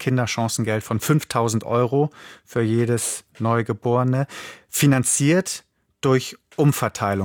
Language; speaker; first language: German; native; German